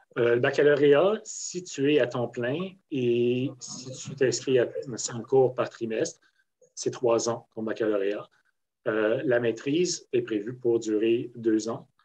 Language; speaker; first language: French; native; French